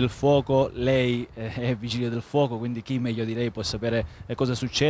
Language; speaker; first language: Italian; native; Italian